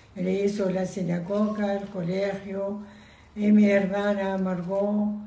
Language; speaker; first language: Spanish; non-native, learner; Persian